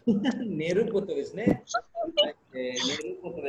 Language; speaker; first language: Japanese; non-native, fluent; Nepali